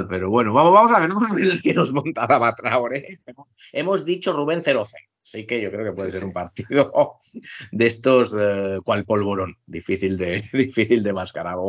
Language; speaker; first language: Spanish; native; Spanish